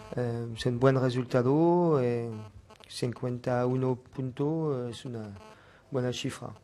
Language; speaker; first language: Spanish; non-native, fluent; French